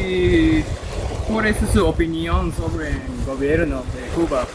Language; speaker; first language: Spanish; non-native, learner; Japanese